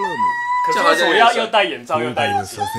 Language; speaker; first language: Chinese; native; Chinese